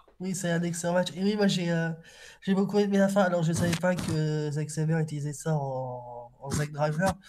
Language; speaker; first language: French; native; French